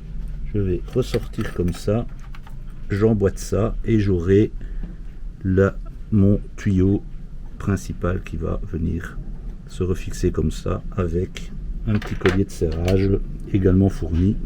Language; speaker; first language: French; native; French